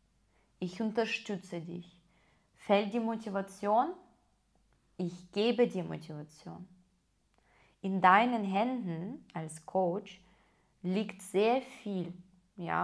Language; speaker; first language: German; non-native, fluent; Russian